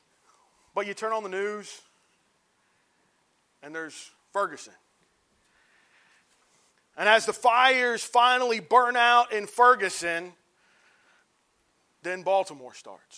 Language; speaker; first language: English; native; English